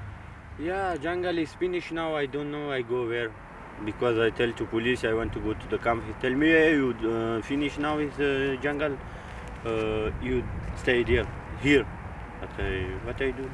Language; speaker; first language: English; non-native, learner; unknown